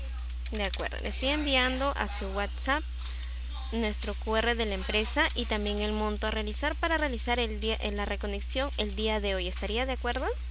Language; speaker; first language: Spanish; native; Spanish